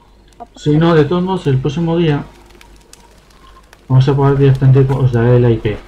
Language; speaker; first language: Spanish; native; Spanish